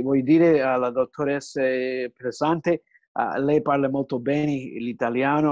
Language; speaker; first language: Italian; early bilingual, heritage; Italian